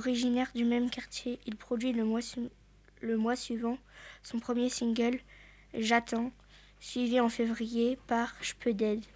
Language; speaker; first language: French; native; French